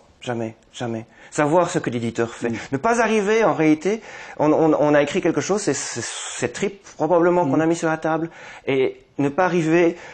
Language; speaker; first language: French; native; French